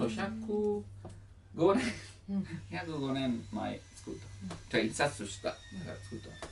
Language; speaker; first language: Japanese; non-native, learner; Italian